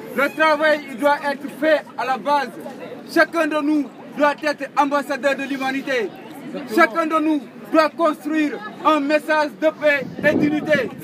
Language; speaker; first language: French; non-native, local second language; Wolof